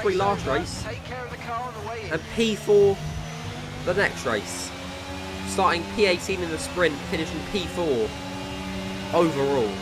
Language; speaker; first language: English; native; English